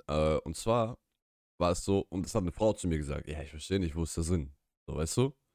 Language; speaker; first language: German; early bilingual, other home language; Russian